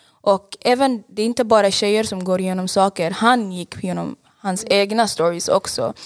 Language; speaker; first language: Swedish; non-native, fluent; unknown